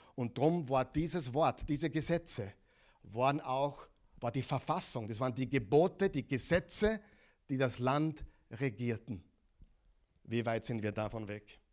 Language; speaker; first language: German; non-native, fluent; English